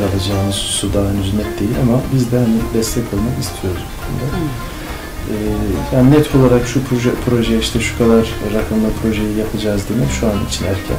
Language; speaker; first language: Turkish; native; Turkish